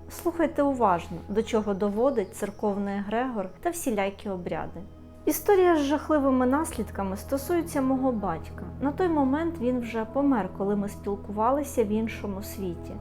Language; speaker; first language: Ukrainian; native; Ukrainian